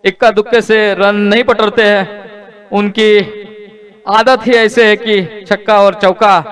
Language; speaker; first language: Hindi; non-native, local second language; Marathi